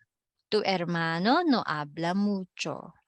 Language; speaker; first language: Spanish; non-native, fluent; Filipino